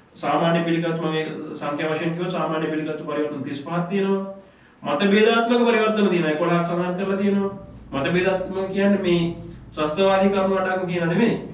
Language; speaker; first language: Sinhala; non-native, local second language; Tamil